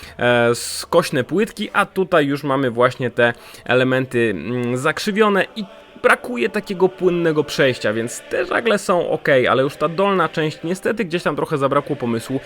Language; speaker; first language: Polish; native; Polish